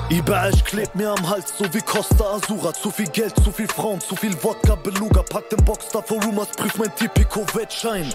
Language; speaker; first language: German; native; German